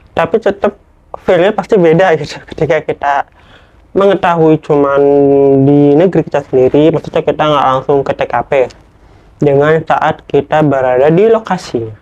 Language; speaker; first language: Indonesian; native; Indonesian